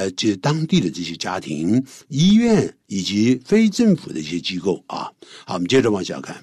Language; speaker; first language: Chinese; native; Chinese